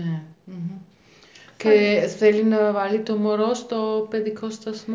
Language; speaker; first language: Greek; non-native, learner; German